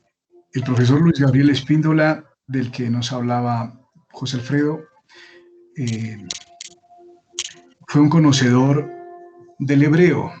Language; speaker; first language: Spanish; native; Spanish